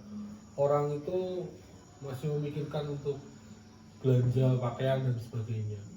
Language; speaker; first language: Indonesian; native; Indonesian